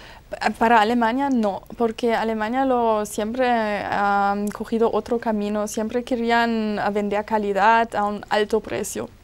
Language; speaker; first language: Spanish; non-native, fluent; German